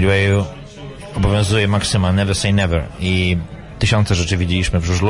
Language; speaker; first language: Polish; native; Polish